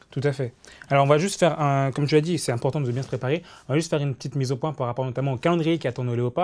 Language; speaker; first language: French; native; French